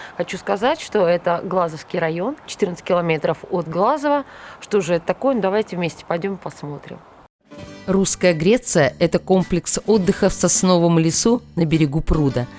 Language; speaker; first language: Russian; native; Russian